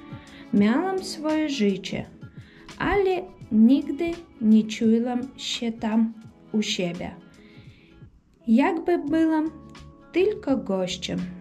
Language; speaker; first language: Polish; early bilingual, heritage; Polish